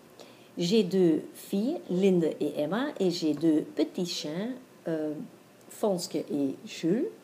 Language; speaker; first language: French; non-native, fluent; Dutch